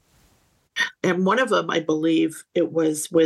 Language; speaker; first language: English; native; English